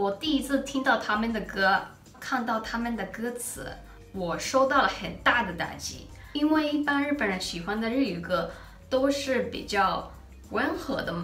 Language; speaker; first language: Chinese; non-native, fluent; Japanese